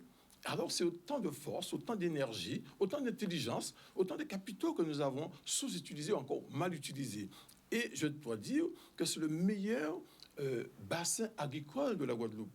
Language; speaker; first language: French; native; French